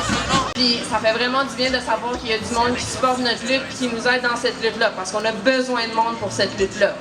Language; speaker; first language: French; native; French